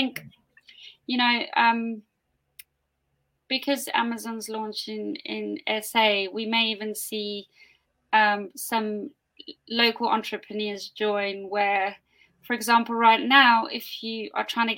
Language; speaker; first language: English; native; English